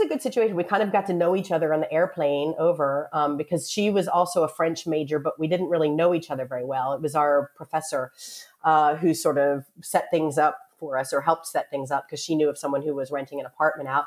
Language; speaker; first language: English; native; English